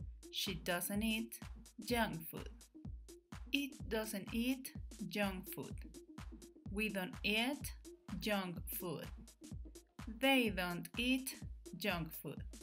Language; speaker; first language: English; non-native, fluent; Spanish